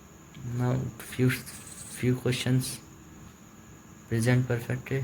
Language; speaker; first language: English; non-native, learner; Hindi